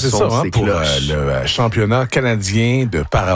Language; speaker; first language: French; native; French